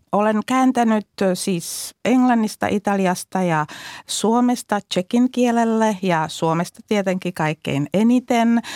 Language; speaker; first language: Finnish; non-native, fluent; Czech